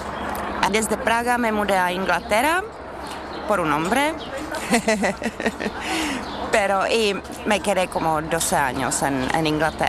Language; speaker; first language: Spanish; non-native, learner; Czech